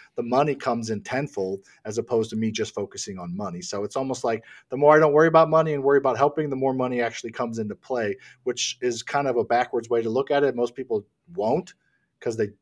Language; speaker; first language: English; native; English